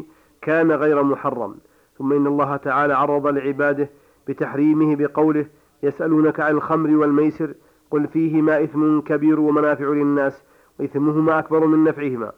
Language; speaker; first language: Arabic; native; Arabic